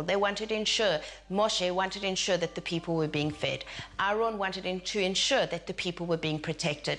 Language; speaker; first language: English; native; English